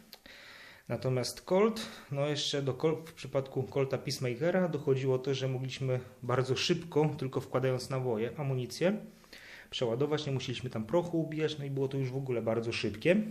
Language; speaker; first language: Polish; native; Polish